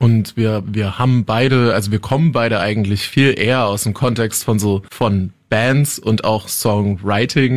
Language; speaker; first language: German; native; German